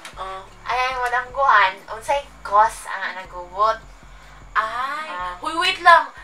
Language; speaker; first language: English; non-native, local second language; Cebuano